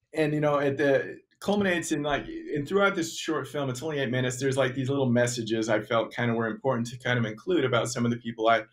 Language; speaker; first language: English; native; English